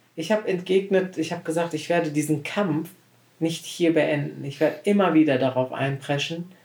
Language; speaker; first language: German; early bilingual, other home language; Turkish